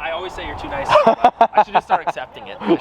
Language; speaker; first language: English; native; English